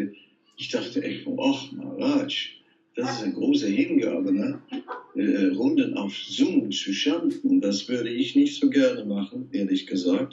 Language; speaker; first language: German; non-native, fluent; Dutch